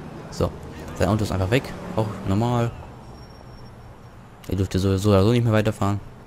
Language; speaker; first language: German; native; German